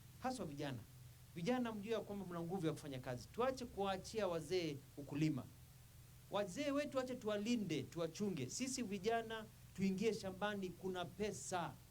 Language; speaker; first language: Swahili; non-native, local second language; Kamba